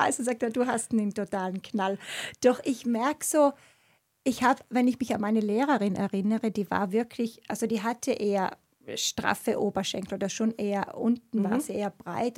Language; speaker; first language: German; native; German